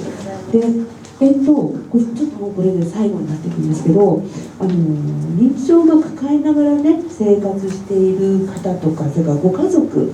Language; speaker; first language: Japanese; native; Japanese